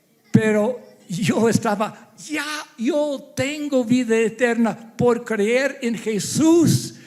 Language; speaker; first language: Spanish; non-native, fluent; English